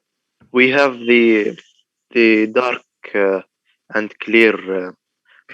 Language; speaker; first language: English; non-native, learner; Arabic